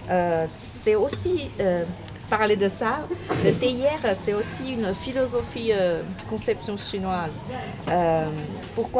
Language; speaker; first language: French; non-native, learner; Chinese